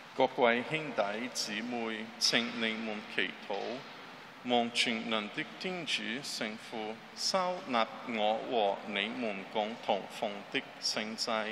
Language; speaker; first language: Chinese; non-native, learner; Portuguese